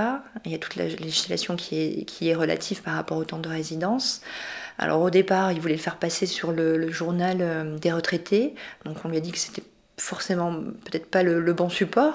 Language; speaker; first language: French; native; French